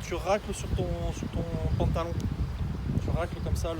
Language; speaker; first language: French; native; French